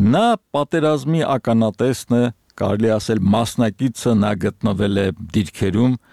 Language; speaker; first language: Armenian; native; Armenian